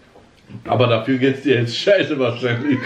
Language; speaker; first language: German; native; German